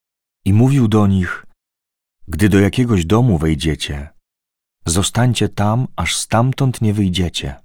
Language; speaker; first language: Polish; native; Polish